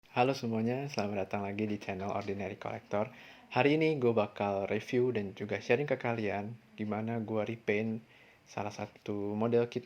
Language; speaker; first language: Indonesian; native; Indonesian